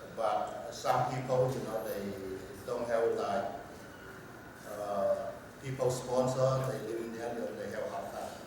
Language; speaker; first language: English; non-native, learner; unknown